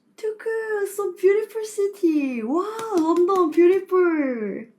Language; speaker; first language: English; non-native, learner; Korean